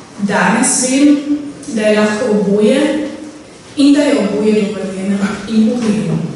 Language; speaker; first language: Slovenian; non-native, local second language; German